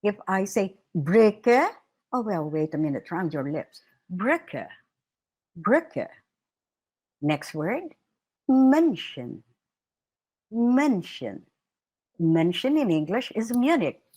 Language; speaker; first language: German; non-native, fluent; Filipino